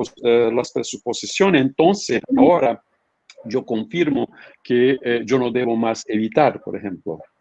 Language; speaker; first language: Spanish; non-native, fluent; Portuguese